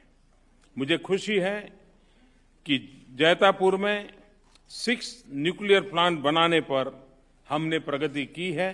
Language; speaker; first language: Hindi; non-native, local second language; Gujarati